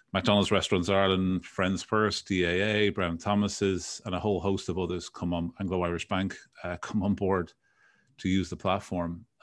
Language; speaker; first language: English; native; English